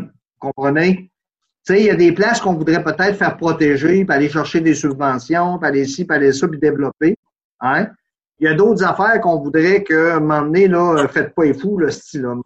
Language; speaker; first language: French; native; French